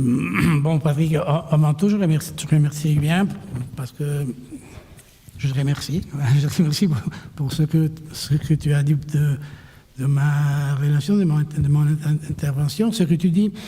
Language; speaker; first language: French; non-native, fluent; Italian